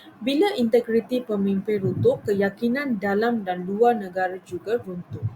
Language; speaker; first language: Malay; non-native, local second language; Tamil